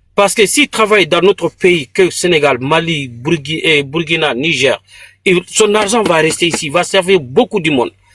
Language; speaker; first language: French; non-native, local second language; Bambara